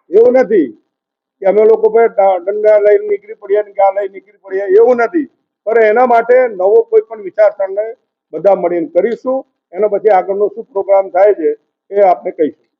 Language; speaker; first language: Gujarati; non-native, local second language; Hindi